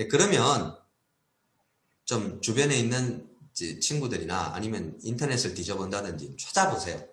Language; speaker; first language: Korean; native; Korean